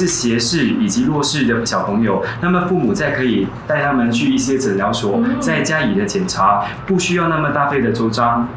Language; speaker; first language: Chinese; native; Chinese